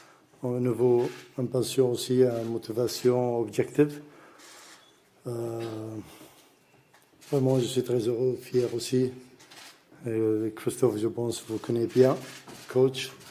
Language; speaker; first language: French; non-native, learner; Arabic